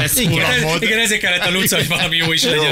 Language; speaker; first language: Hungarian; native; Hungarian